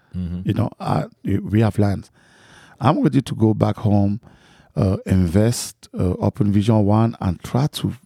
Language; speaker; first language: English; non-native, local second language; French